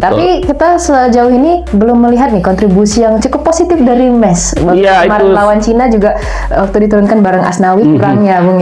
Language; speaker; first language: Indonesian; native; Indonesian